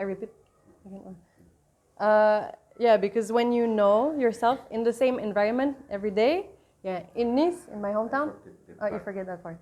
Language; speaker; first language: English; non-native, fluent; French